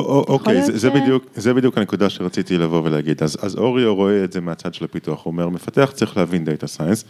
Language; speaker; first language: Hebrew; native; Hebrew